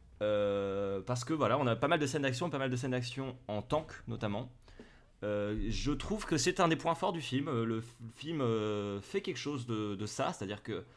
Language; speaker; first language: French; native; French